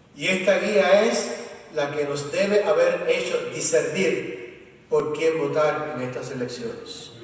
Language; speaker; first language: Spanish; native; Spanish